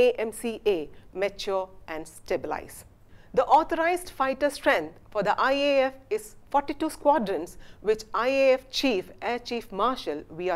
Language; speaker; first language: English; non-native, local second language; Malayalam